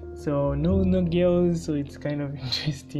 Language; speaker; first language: English; non-native, local second language; Bemba